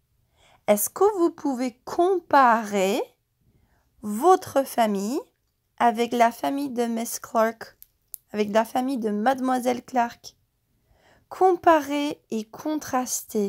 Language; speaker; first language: French; non-native, fluent; English